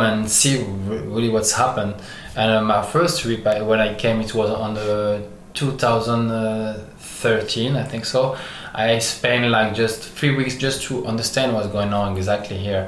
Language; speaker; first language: English; non-native, learner; French